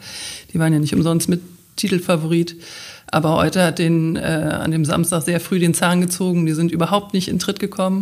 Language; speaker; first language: German; native; German